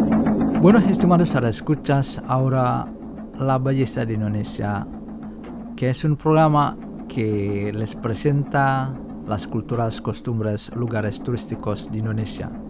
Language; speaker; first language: Spanish; non-native, fluent; Indonesian